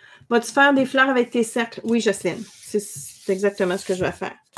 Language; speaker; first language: French; native; French